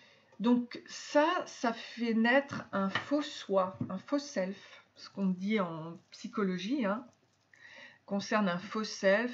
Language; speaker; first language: French; native; French